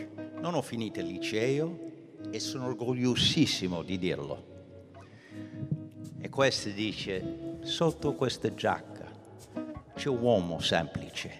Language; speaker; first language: Italian; early bilingual, heritage; English